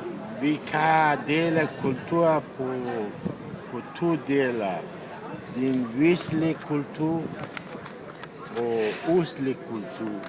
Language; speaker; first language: Danish; non-native, learner; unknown